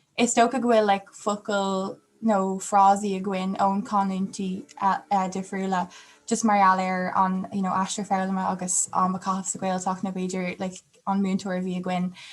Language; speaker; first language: Irish; non-native, local second language; English